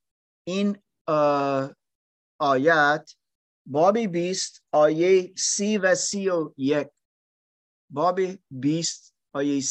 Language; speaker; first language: Persian; non-native, learner; English